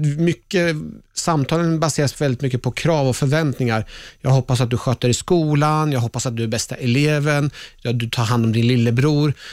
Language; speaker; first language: Swedish; early bilingual, other home language; Persian